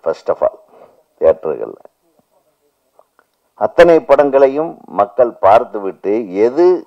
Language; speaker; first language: Tamil; native; Tamil